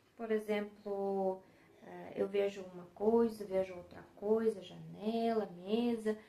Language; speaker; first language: Portuguese; non-native, fluent; Russian